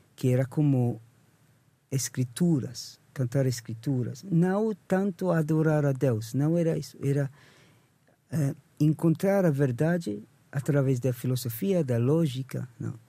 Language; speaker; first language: Portuguese; non-native, learner; English